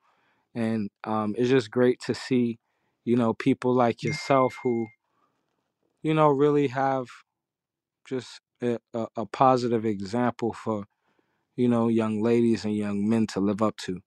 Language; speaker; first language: English; native; English